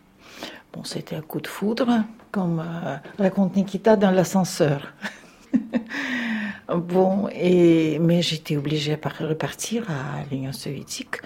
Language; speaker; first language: French; non-native, fluent; Russian